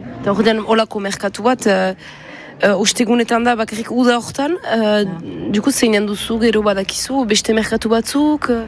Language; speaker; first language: Basque; native; Basque